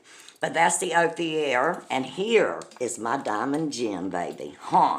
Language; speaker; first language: English; native; English